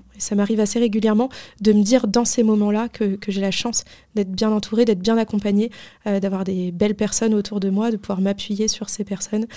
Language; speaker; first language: French; native; French